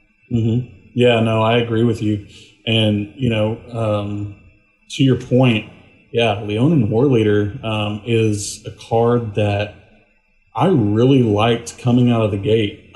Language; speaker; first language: English; native; English